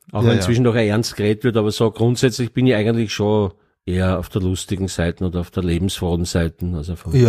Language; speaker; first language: German; native; German